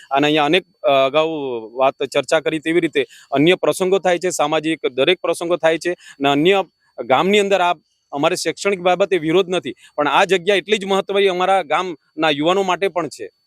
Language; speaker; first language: Gujarati; non-native, local second language; Gamit